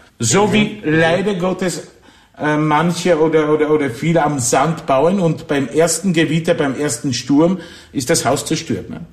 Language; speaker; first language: German; non-native, fluent; Polish